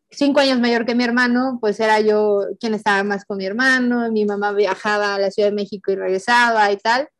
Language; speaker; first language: Spanish; native; Spanish